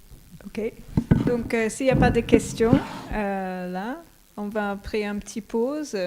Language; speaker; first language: French; non-native, fluent; English